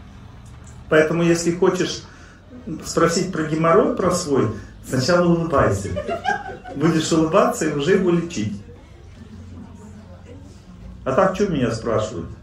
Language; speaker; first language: Russian; native; Russian